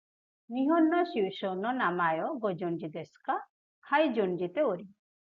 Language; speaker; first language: Japanese; non-native, fluent; Hindi